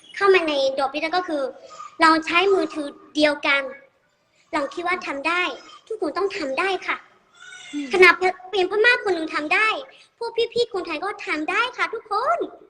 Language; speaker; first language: Thai; non-native, learner; Burmese